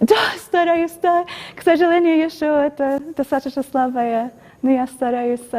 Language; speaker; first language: Russian; non-native, learner; English